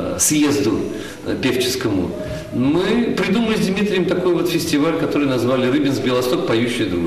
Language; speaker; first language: Russian; native; Russian